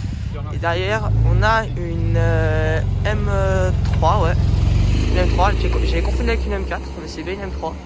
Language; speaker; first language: French; native; French